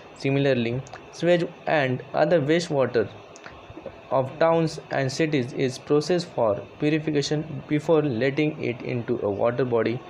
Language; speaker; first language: English; non-native, local second language; Marathi